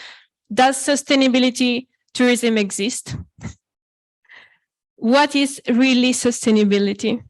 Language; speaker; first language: English; non-native, fluent; Italian